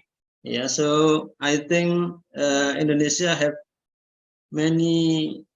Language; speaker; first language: English; non-native, learner; Indonesian